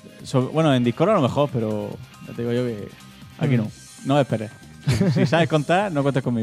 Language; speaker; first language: Spanish; native; Spanish